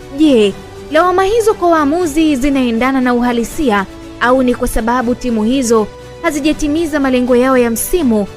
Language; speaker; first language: Swahili; native; Swahili